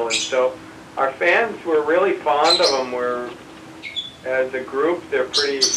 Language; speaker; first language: English; native; English